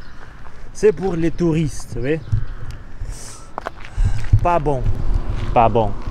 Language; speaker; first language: French; non-native, learner; Russian